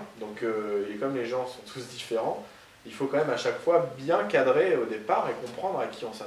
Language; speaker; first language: French; native; French